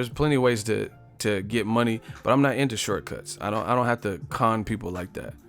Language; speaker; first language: English; native; English